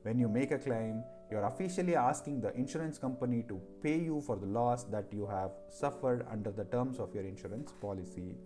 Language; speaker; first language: English; non-native, local second language; Kannada